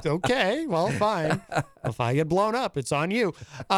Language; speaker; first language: English; native; English